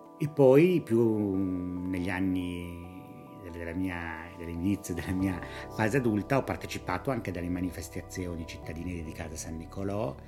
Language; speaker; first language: Italian; native; Italian